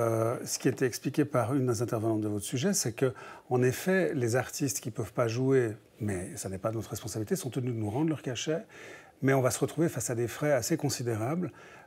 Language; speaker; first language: French; native; French